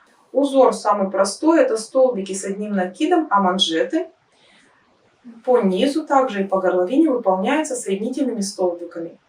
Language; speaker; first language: Russian; native; Russian